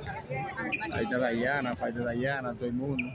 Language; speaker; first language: Spanish; native; Spanish